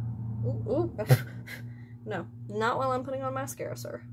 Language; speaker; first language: English; native; English